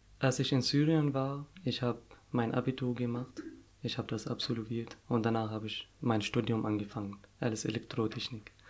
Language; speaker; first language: German; non-native, fluent; Arabic